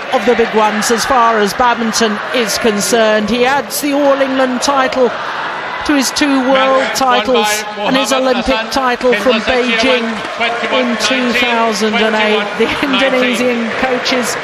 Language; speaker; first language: English; native; English